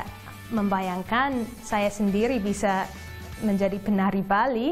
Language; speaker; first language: Indonesian; non-native, fluent; English